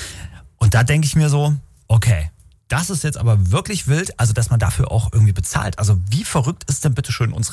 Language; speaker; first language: German; native; German